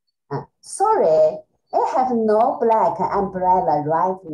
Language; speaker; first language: English; non-native, learner; Chinese